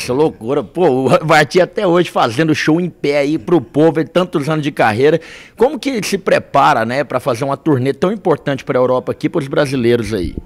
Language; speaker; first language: Portuguese; native; Portuguese